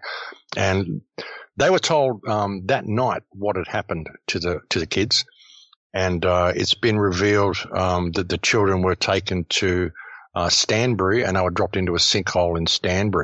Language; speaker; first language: English; native; English